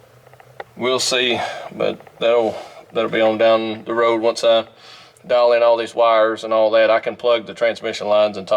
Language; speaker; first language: English; native; English